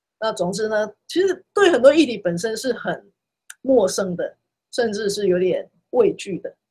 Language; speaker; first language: Chinese; native; Chinese